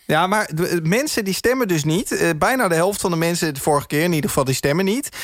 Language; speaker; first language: Dutch; native; Dutch